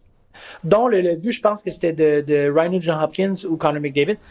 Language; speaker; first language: French; native; French